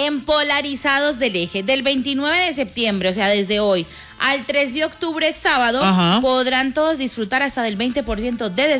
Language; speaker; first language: Spanish; native; Spanish